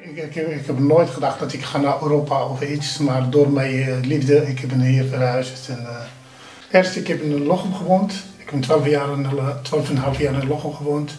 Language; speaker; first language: Dutch; non-native, fluent; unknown